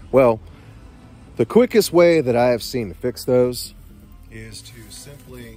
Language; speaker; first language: English; native; English